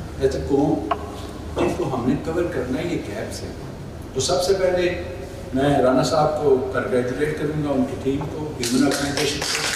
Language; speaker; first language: Urdu; non-native, local second language; Punjabi